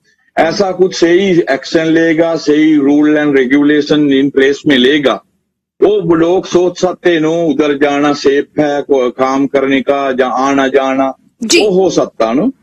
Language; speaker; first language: Hindi; non-native, learner; Sinhala